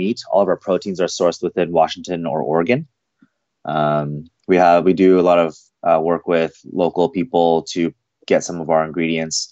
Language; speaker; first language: English; native; English